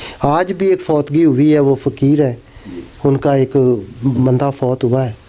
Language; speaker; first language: Urdu; non-native, local second language; Punjabi